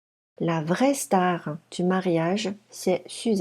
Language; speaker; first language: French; non-native, fluent; Chinese